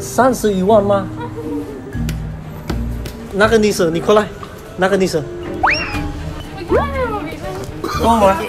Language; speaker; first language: Chinese; non-native, fluent; Indonesian